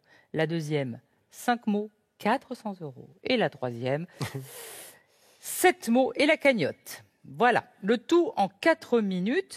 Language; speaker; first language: French; native; French